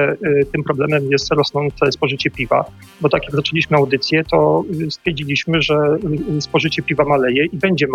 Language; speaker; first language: Polish; native; Polish